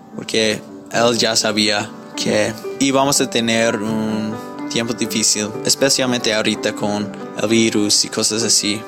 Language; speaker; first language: Spanish; non-native, fluent; English